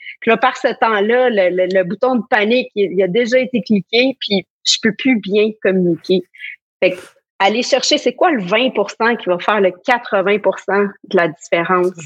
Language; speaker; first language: French; native; French